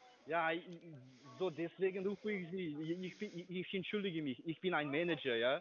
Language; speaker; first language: German; non-native, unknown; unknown